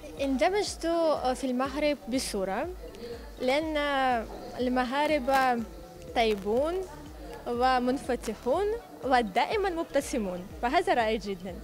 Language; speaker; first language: Arabic; non-native, fluent; Ukrainian